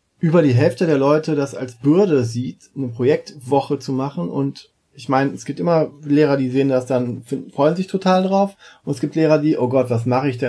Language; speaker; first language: German; native; German